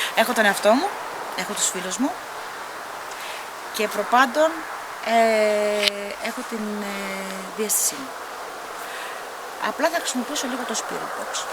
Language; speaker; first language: Greek; native; Greek